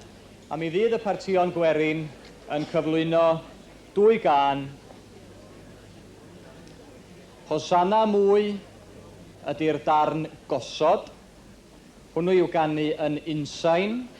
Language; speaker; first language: Welsh; native; Welsh